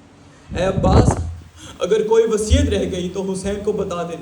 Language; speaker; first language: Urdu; early bilingual, heritage; Urdu